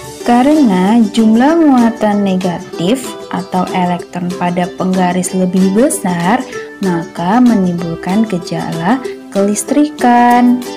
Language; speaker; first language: Indonesian; native; Indonesian